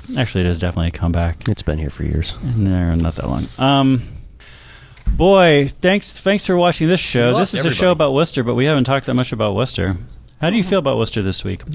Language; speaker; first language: English; native; English